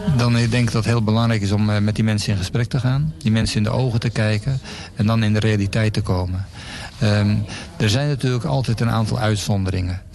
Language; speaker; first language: Dutch; native; Dutch